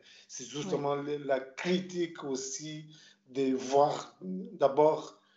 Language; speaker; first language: French; non-native, local second language; Portuguese